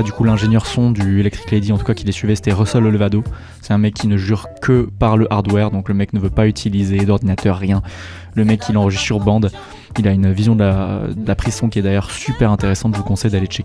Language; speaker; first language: French; native; French